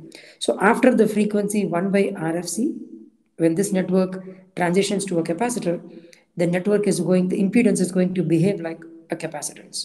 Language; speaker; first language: English; non-native, local second language; Tamil